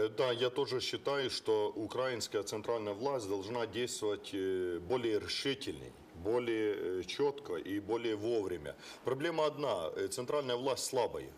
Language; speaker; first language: Russian; non-native, local second language; Ukrainian